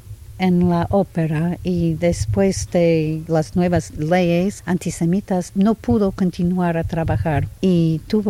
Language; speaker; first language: Spanish; non-native, fluent; English